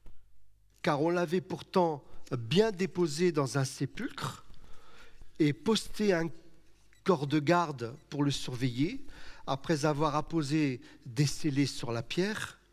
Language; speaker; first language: French; native; French